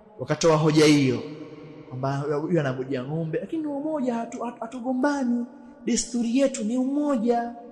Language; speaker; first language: Swahili; native; Swahili